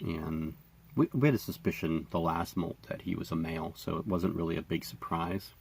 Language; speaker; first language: English; native; English